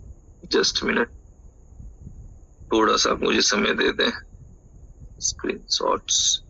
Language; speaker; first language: Hindi; native; Hindi